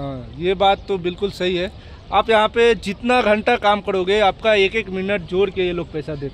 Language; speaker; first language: Hindi; native; Hindi